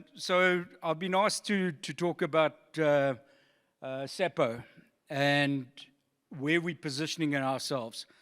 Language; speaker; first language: English; native; English